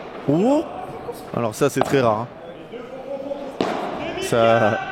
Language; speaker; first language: French; native; French